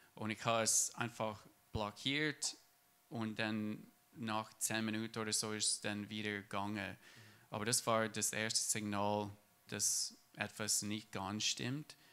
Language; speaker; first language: German; non-native, fluent; English